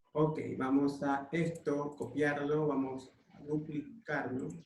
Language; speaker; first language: Spanish; native; Spanish